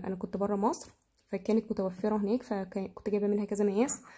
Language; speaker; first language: Arabic; native; Arabic